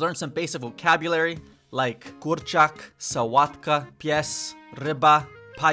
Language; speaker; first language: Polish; non-native, learner; English